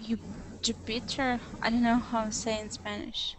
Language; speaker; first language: English; non-native, learner; Russian